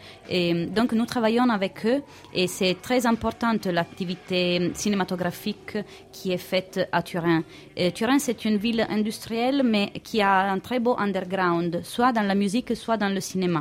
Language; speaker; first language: French; non-native, fluent; Italian